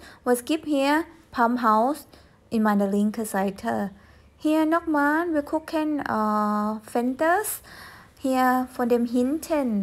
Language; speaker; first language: German; non-native, fluent; Thai